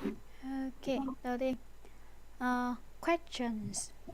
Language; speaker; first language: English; non-native, fluent; Vietnamese